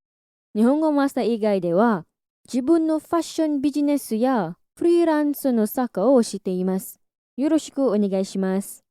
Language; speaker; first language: Japanese; non-native, learner; English